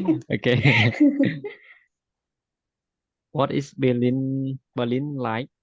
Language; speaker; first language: English; non-native, learner; Khmer